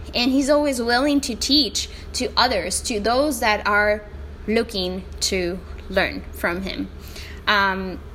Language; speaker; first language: English; non-native, fluent; Spanish